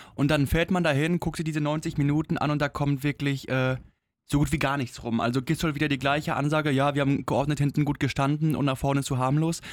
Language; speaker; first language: German; native; German